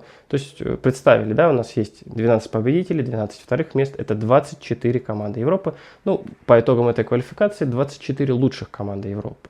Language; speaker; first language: Russian; native; Russian